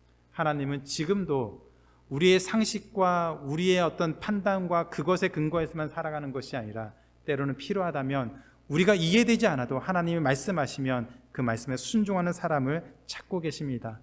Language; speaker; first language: Korean; native; Korean